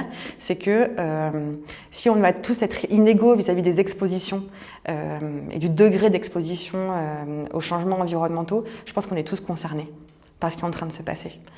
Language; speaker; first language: French; native; French